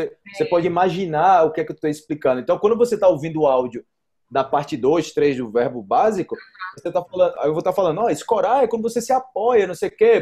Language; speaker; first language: Portuguese; native; Portuguese